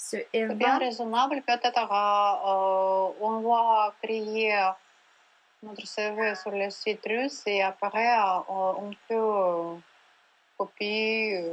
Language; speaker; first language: French; non-native, learner; Russian